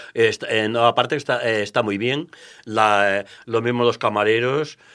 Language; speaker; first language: Spanish; non-native, local second language; Galician